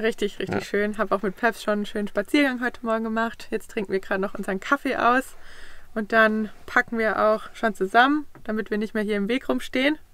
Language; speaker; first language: German; native; German